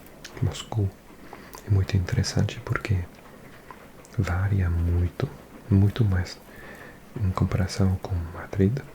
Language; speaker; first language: Portuguese; non-native, learner; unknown